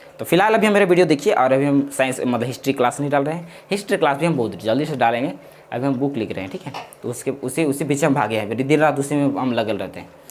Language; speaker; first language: Hindi; native; Hindi